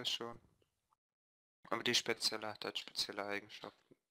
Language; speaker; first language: German; native; German